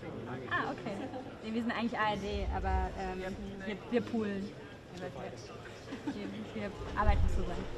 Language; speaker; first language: German; native; German